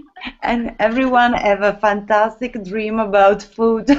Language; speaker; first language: English; non-native, learner; Italian